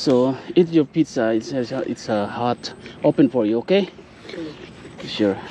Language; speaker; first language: English; non-native, learner; Filipino